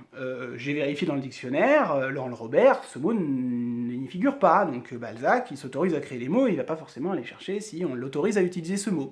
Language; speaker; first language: French; native; French